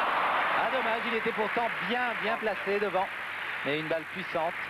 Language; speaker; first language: French; native; French